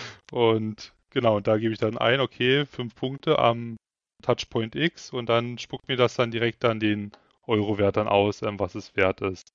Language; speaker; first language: German; native; German